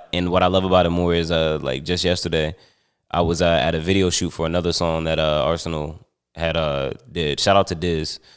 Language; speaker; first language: English; native; English